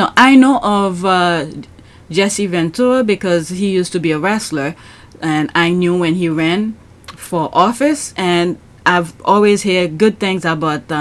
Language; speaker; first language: English; native; English